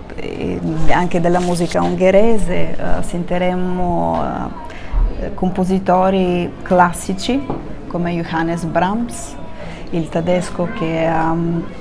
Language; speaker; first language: Italian; non-native, fluent; Bulgarian